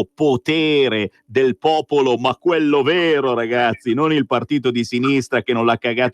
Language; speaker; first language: Italian; native; Italian